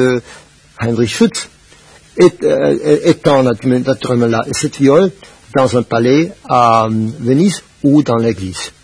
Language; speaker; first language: French; non-native, fluent; Spanish